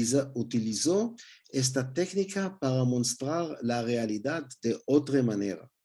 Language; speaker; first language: Spanish; non-native, learner; Hebrew